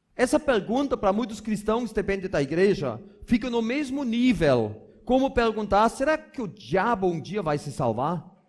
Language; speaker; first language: Portuguese; non-native, fluent; German